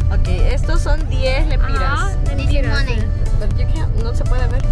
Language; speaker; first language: Spanish; native; Spanish